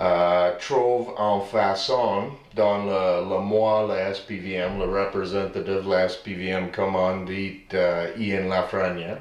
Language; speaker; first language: French; non-native, learner; English